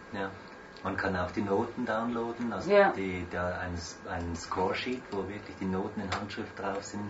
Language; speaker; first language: German; native; German